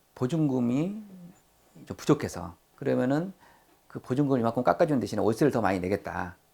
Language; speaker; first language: Korean; native; Korean